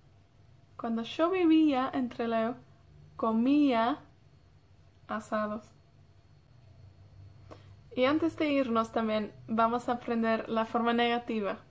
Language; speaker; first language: Spanish; non-native, fluent; Welsh